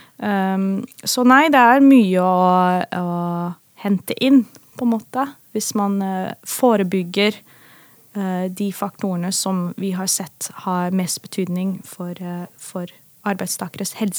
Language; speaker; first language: Norwegian; non-native, fluent; Dutch